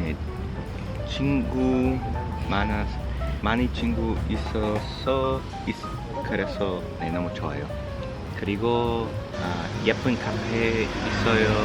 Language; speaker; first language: Korean; non-native, learner; English